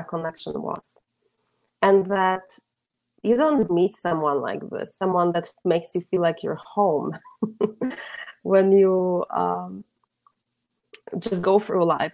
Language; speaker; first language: English; non-native, fluent; Polish